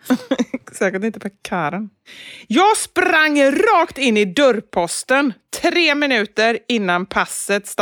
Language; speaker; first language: Swedish; native; Swedish